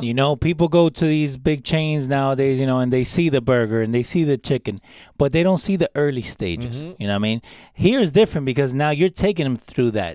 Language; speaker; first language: English; early bilingual, other home language; Spanish